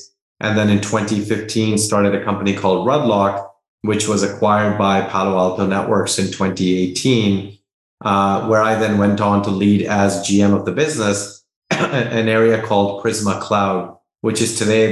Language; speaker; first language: English; non-native, local second language; Hindi